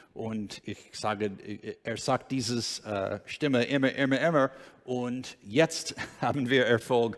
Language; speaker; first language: German; non-native, learner; English